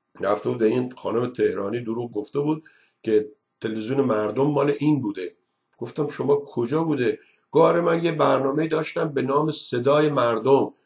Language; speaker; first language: Persian; native; Persian